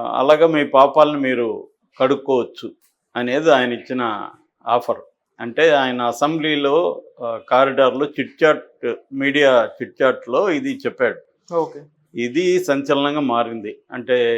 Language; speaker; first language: Telugu; native; Telugu